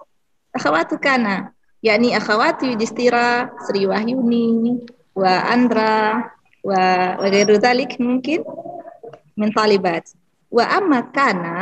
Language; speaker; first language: Arabic; non-native, fluent; Indonesian